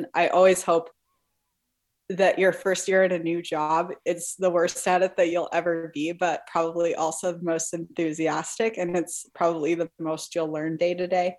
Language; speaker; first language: English; native; English